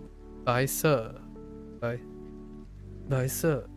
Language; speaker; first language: Chinese; non-native, learner; English